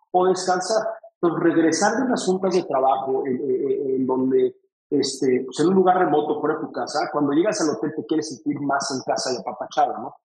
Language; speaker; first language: Spanish; native; Spanish